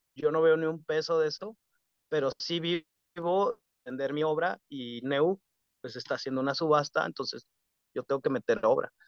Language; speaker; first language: Spanish; native; Spanish